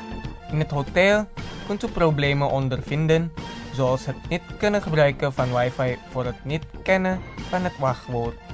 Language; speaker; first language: Dutch; non-native, learner; Indonesian